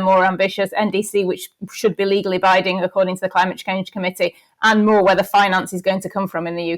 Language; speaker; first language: English; native; English